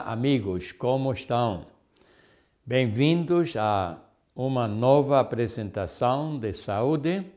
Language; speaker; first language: Portuguese; non-native, fluent; German